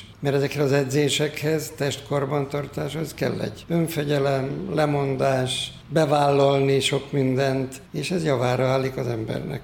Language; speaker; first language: Hungarian; native; Hungarian